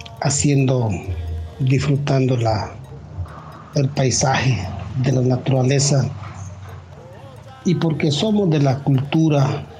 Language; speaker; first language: Spanish; non-native, local second language; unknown